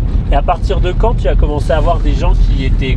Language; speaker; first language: French; native; French